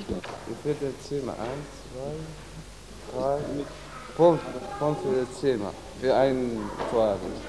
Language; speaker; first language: German; non-native, learner; Arabic